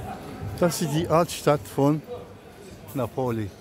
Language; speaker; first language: German; non-native, fluent; Turkish